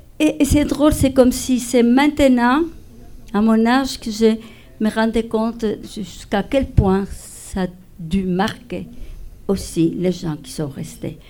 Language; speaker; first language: French; non-native, fluent; Spanish